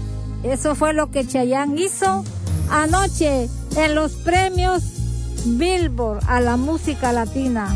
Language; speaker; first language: Spanish; native; Spanish